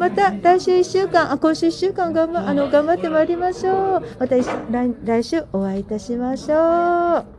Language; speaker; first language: Japanese; native; Japanese